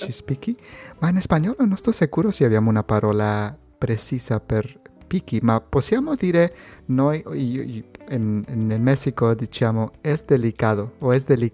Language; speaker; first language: Italian; non-native, learner; Spanish